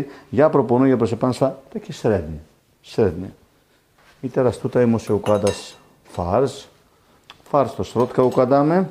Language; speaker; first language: Polish; non-native, learner; Greek